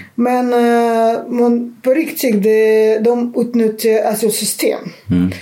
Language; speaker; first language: Swedish; non-native, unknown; Russian